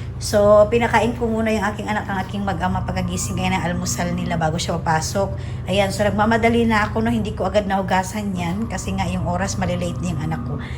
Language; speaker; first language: Filipino; non-native, local second language; Hiligaynon